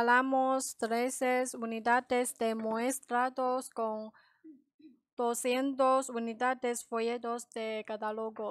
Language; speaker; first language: Spanish; non-native, learner; Chinese